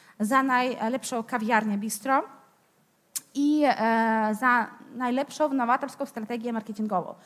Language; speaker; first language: Polish; non-native, fluent; Ukrainian